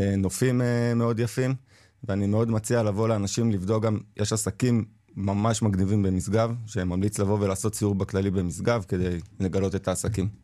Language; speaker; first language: Hebrew; native; Hebrew